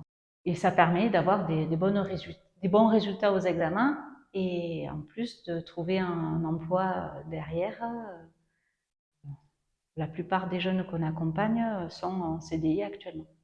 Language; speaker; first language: French; native; French